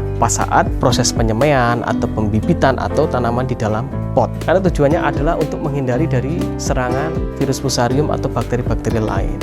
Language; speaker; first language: Indonesian; non-native, local second language; Javanese